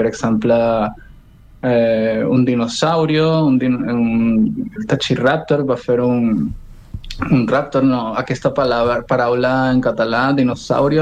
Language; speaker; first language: Catalan; non-native, learner; Spanish